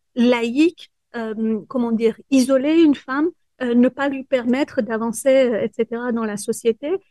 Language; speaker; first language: French; early bilingual, other home language; Persian